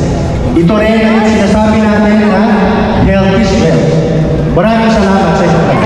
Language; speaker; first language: Filipino; native; Filipino